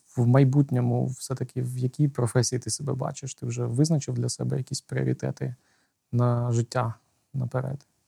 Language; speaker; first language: Ukrainian; native; Ukrainian